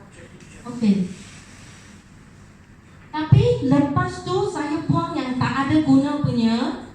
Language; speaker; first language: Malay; non-native, local second language; Chinese